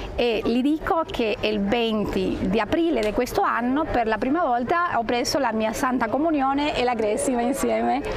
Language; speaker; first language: Italian; non-native, fluent; Spanish